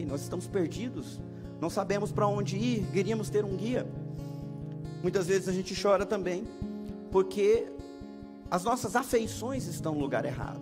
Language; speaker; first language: Portuguese; native; Portuguese